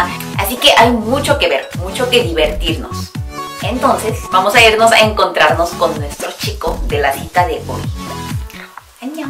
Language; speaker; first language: Spanish; non-native, fluent; Korean